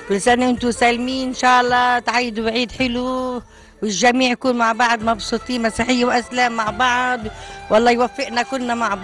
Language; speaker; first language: Arabic; native; Arabic